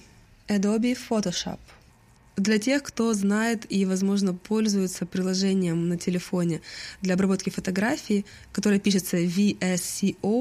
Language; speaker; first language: Russian; native; Russian